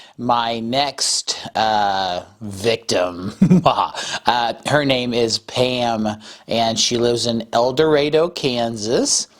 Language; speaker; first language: English; native; English